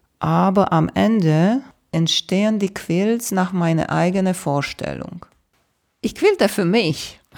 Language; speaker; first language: German; non-native, fluent; Romanian